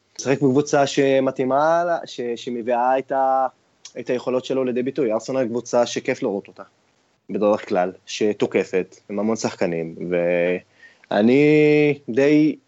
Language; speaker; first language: Hebrew; non-native, local second language; Arabic